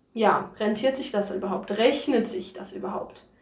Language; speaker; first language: German; native; German